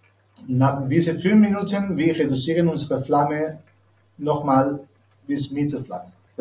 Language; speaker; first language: German; non-native, learner; Spanish